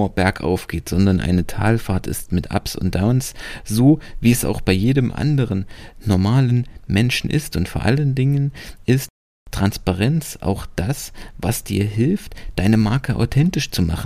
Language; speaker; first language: German; native; German